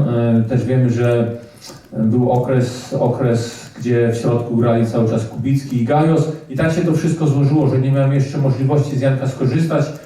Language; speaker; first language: Polish; early bilingual, heritage; Polish